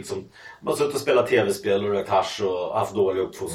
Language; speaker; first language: Swedish; native; Swedish